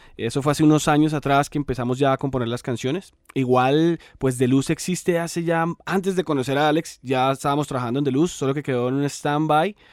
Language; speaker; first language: Spanish; native; Spanish